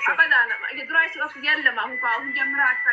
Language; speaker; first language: Arabic; non-native, learner; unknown